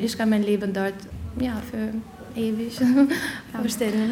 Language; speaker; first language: German; non-native, fluent; Albanian